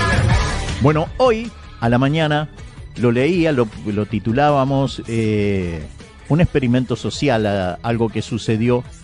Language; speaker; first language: Spanish; native; Spanish